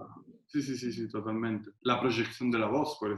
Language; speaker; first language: Spanish; non-native, fluent; Italian